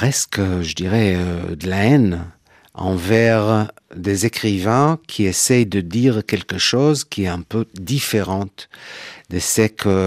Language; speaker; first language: French; non-native, fluent; Hebrew